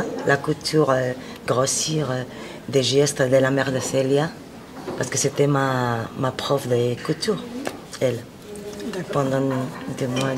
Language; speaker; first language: French; non-native, fluent; Spanish